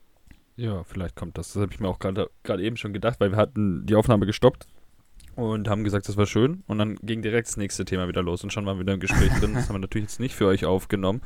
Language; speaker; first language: German; native; German